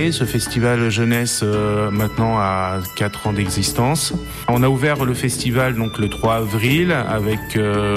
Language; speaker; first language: French; native; French